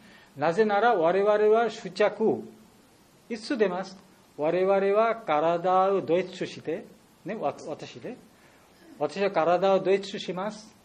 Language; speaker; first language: Japanese; non-native, learner; Bangla